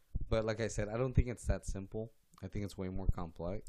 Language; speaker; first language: English; native; English